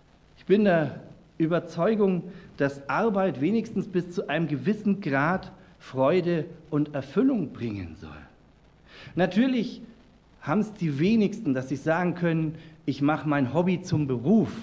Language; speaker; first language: German; native; German